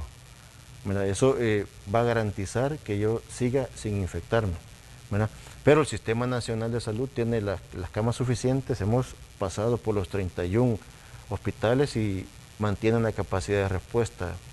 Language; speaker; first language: Spanish; native; Spanish